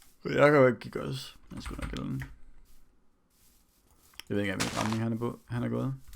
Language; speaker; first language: Danish; native; Danish